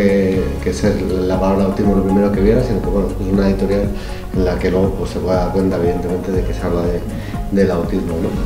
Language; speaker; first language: Spanish; native; Spanish